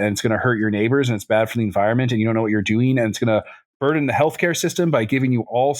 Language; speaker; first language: English; native; English